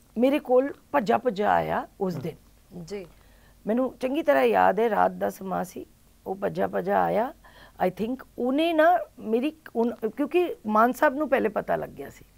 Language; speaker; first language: Punjabi; early bilingual, heritage; Punjabi